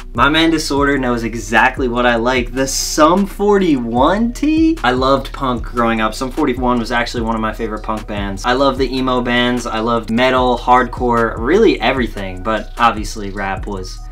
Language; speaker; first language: English; native; English